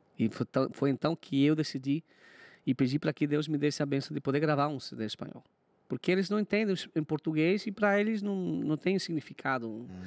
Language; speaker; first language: Portuguese; non-native, fluent; Spanish